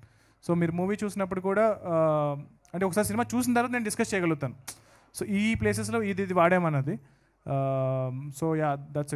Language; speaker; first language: Telugu; native; Telugu